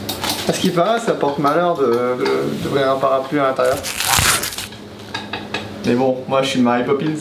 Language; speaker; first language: French; native; French